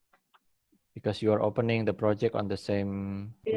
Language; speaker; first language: English; non-native, fluent; Indonesian